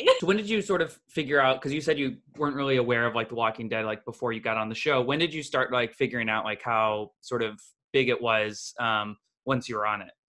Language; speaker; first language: English; native; English